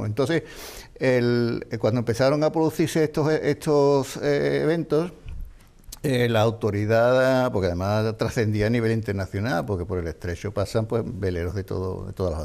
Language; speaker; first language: Spanish; native; Spanish